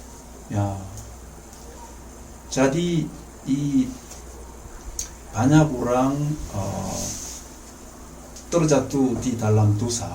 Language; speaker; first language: Indonesian; non-native, fluent; Korean